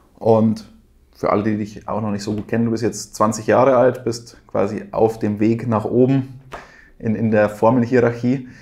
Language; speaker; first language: German; native; German